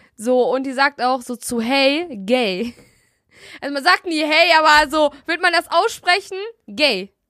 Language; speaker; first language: German; early bilingual, other home language; Russian